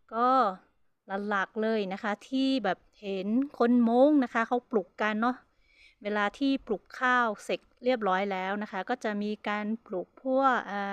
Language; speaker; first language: Thai; non-native, local second language; Hmong